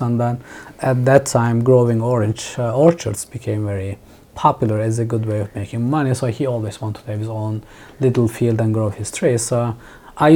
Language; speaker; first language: English; non-native, fluent; Turkish